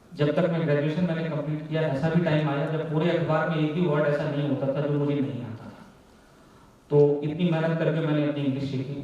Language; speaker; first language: Hindi; non-native, local second language; Maithili